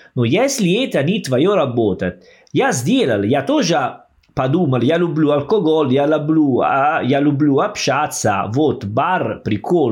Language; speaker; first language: Russian; non-native, fluent; Italian